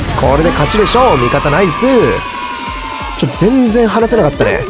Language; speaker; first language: Japanese; native; Japanese